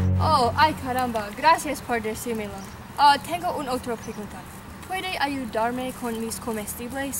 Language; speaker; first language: Spanish; non-native, learner; English